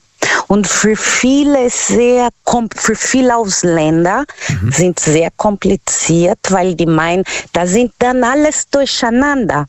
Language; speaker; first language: German; non-native, learner; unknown